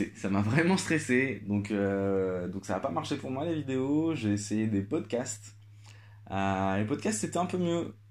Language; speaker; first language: French; non-native, local second language; Arabic